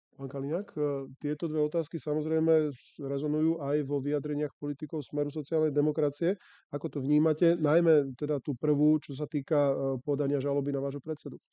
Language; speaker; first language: Slovak; native; Slovak